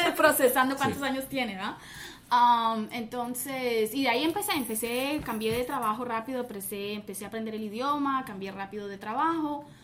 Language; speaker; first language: Spanish; native; Spanish